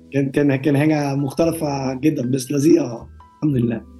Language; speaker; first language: Arabic; non-native, learner; Dutch